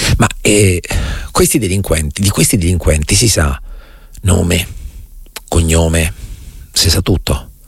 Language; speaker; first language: Italian; native; Italian